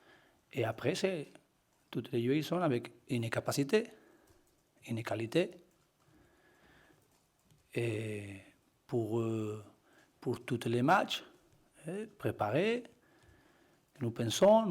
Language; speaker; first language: French; non-native, learner; Spanish